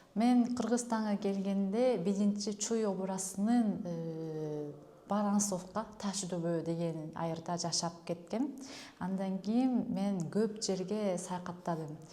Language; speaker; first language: Kyrgyz; non-native, fluent; Japanese